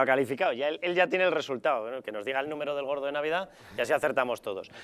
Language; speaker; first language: Spanish; native; Spanish